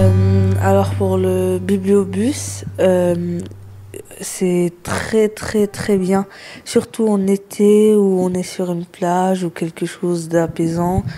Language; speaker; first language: French; early bilingual, other home language; Arabic